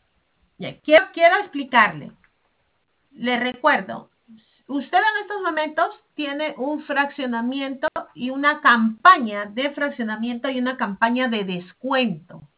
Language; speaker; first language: Spanish; native; Spanish